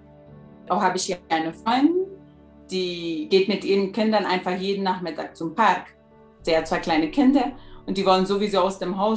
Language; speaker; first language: German; early bilingual, heritage; German